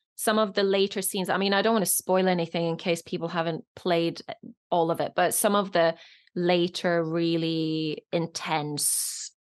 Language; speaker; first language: English; non-native, fluent; Norwegian